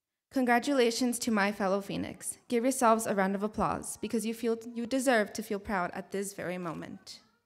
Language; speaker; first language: English; early bilingual, other home language; Spanish